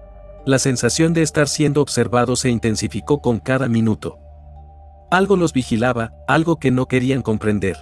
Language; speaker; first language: Spanish; native; Spanish